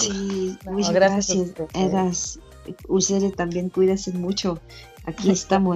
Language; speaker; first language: Spanish; non-native, learner; Thai